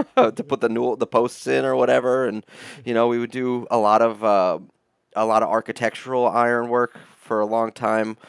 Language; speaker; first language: English; native; English